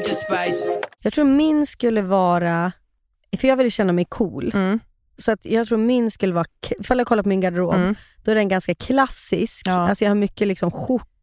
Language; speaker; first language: Swedish; native; Swedish